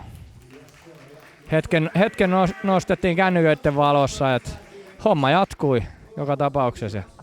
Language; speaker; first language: Finnish; native; Finnish